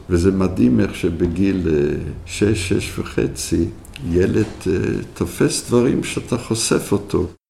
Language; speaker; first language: Hebrew; early bilingual, other home language; French